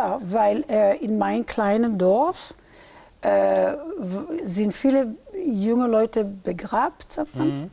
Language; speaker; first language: German; early bilingual, heritage; German